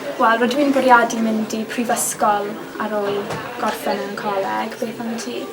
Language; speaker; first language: Welsh; non-native, local second language; English